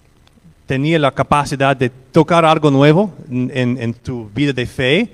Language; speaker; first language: Spanish; non-native, fluent; English